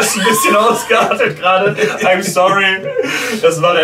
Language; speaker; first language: German; native; German